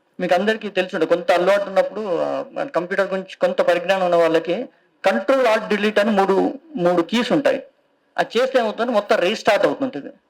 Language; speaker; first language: Telugu; native; Telugu